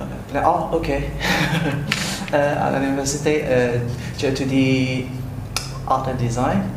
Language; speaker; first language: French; non-native, learner; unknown